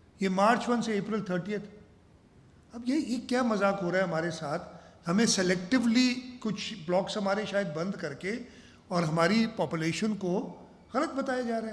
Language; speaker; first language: Urdu; non-native, local second language; Sindhi